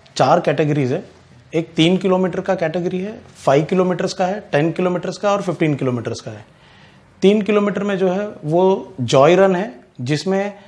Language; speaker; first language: Hindi; non-native, local second language; Gujarati